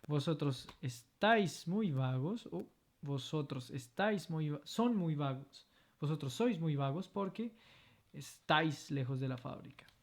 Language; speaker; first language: Spanish; non-native, fluent; French